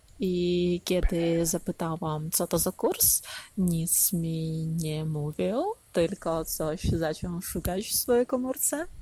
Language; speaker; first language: Polish; non-native, learner; Ukrainian